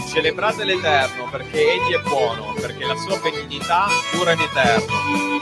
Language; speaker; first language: Italian; native; Italian